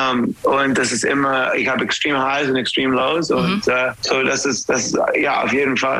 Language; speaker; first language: German; non-native, fluent; English